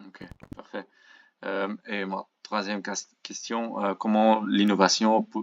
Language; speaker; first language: French; non-native, local second language; Dutch